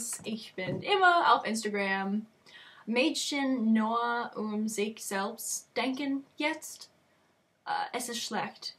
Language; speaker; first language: German; non-native, learner; English